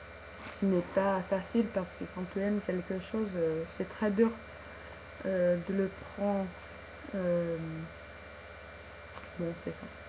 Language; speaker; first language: French; non-native, learner; English